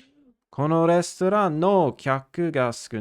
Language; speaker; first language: Japanese; non-native, learner; English